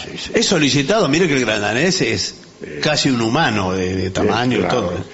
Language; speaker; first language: Spanish; native; Spanish